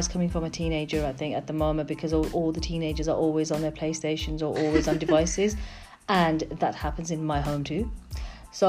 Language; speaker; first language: English; native; English